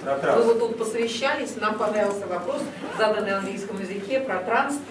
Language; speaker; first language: Russian; native; Russian